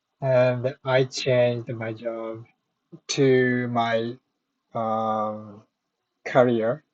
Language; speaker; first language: English; non-native, learner; Japanese